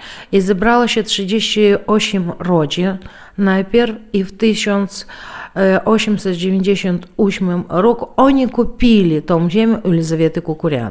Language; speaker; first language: Polish; early bilingual, heritage; Polish